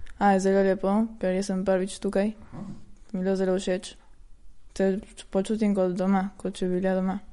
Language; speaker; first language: Slovenian; early bilingual, heritage; Slovenian